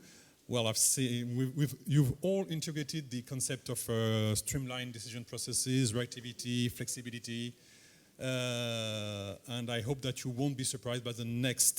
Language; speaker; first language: English; non-native, fluent; French